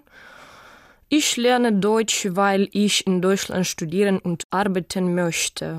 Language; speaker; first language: German; non-native, learner; Ukrainian